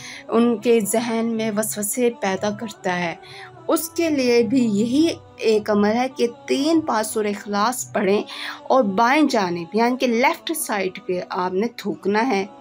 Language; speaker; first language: Urdu; native; Urdu